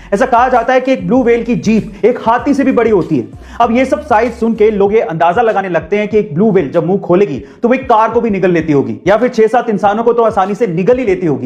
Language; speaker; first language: Hindi; native; Hindi